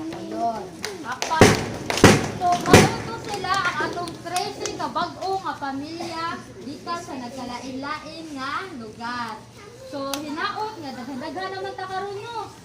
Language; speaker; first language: Cebuano; native; Cebuano